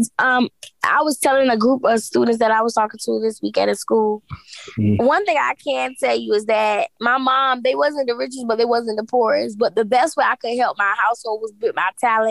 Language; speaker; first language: English; native; English